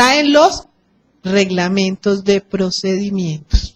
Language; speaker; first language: Spanish; native; Spanish